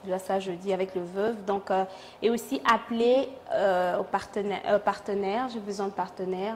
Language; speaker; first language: French; non-native, local second language; Swahili